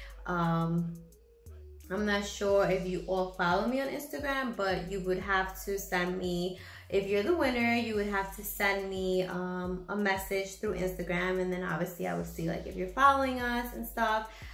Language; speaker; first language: English; early bilingual, other home language; Spanish